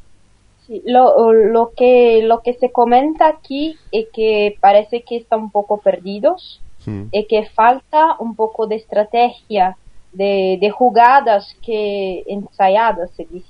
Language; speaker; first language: Spanish; non-native, learner; Portuguese